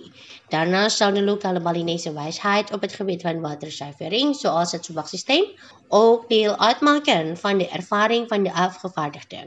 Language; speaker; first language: Dutch; non-native, local second language; Indonesian